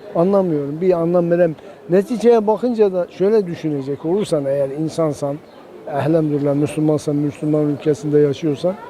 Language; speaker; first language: Turkish; native; Turkish